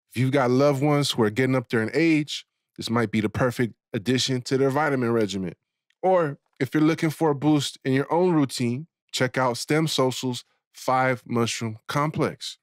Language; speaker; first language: English; native; English